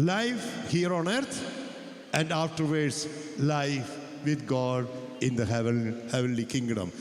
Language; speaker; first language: English; non-native, local second language; Malayalam